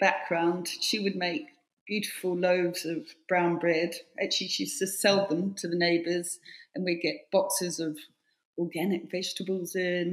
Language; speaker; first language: English; native; English